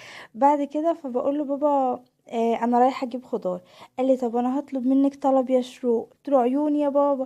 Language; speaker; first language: Arabic; native; Arabic